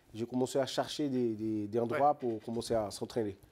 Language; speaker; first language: French; non-native, learner; Portuguese